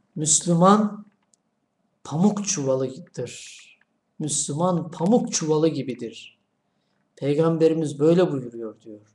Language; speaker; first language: Turkish; native; Turkish